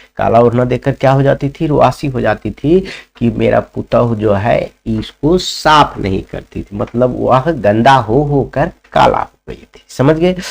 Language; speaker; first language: Hindi; native; Hindi